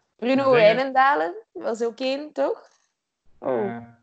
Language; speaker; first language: Dutch; native; Dutch